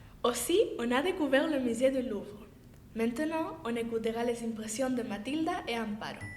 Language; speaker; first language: French; non-native, fluent; Spanish